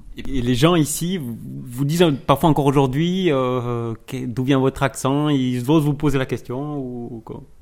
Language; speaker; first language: French; native; French